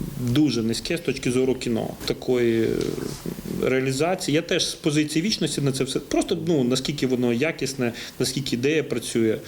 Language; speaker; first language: Ukrainian; native; Ukrainian